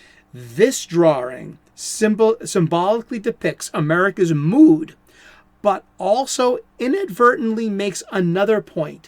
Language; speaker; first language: English; native; English